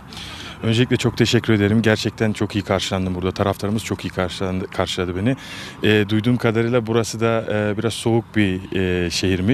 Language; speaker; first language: Turkish; native; Turkish